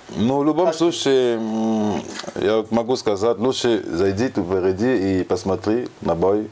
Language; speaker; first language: Russian; non-native, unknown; French